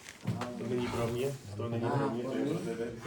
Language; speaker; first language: Czech; non-native, fluent; Spanish